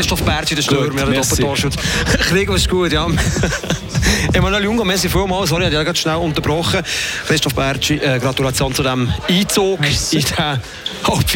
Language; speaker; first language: German; native; German